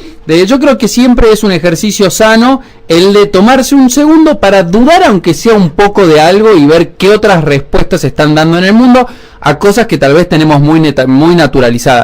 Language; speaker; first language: Spanish; native; Spanish